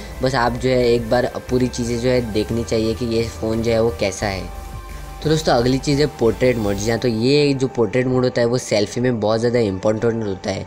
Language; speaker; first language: Hindi; native; Hindi